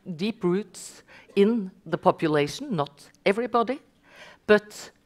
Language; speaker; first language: English; non-native, fluent; Norwegian